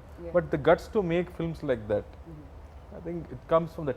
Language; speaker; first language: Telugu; non-native, fluent; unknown